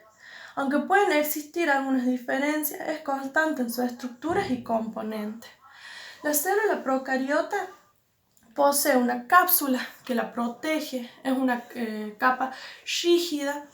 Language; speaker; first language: Spanish; native; Spanish